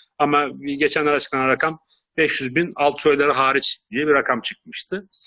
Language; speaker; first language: Turkish; native; Turkish